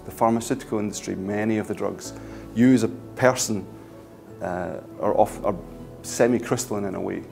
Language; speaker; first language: English; native; English